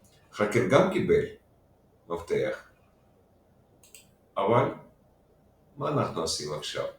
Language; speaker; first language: Hebrew; non-native, fluent; Russian